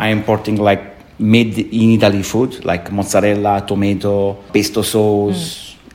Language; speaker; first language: English; non-native, fluent; Italian